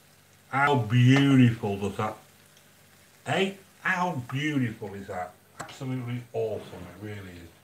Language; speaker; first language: English; native; English